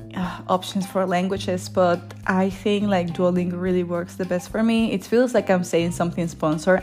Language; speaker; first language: English; non-native, fluent; Spanish